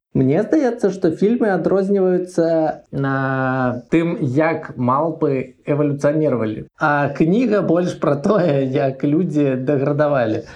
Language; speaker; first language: Belarusian; non-native, local second language; Russian